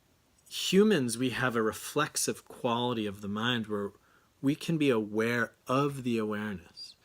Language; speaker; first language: English; native; English